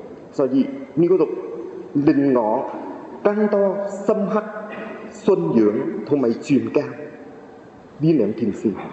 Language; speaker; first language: Cantonese; non-native, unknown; Vietnamese